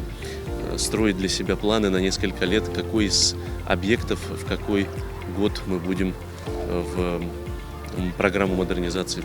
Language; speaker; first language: Russian; native; Russian